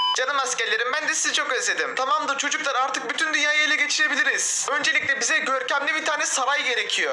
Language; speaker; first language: Turkish; native; Turkish